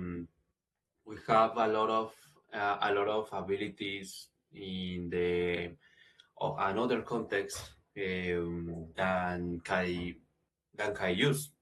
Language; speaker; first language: English; non-native, learner; Spanish